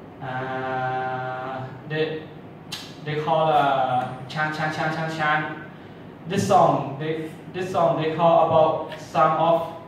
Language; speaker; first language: English; non-native, learner; Thai